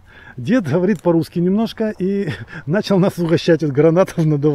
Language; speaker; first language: Russian; native; Russian